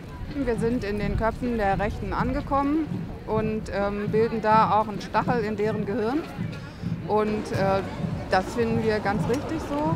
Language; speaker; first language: German; native; German